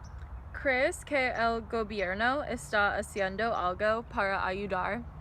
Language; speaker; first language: Spanish; non-native, learner; English